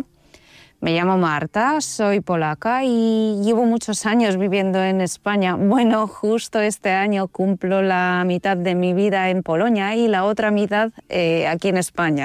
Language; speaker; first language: Spanish; non-native, fluent; Polish